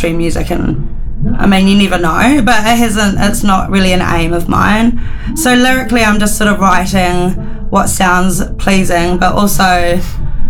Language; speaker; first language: English; native; English